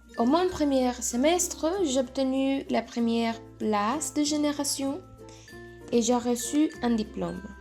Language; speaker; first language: French; non-native, learner; Spanish